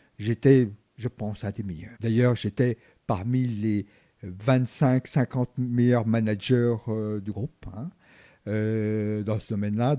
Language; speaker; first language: French; early bilingual, other home language; Vietnamese